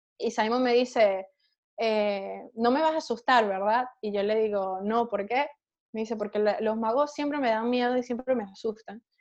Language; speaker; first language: Spanish; native; Spanish